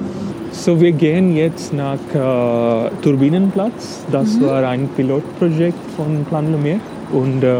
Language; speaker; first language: German; non-native, fluent; English